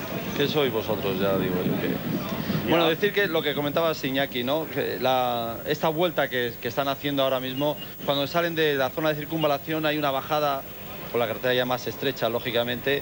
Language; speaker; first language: Spanish; native; Spanish